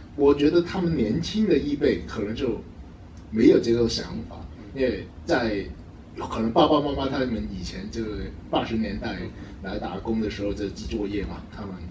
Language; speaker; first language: Chinese; non-native, local second language; Cantonese